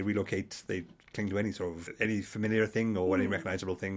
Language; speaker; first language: English; native; English